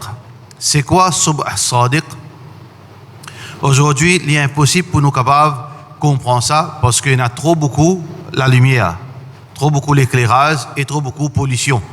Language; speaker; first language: French; non-native, learner; Morisyen